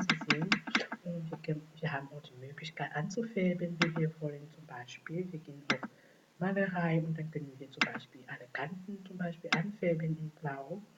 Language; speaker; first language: German; non-native, fluent; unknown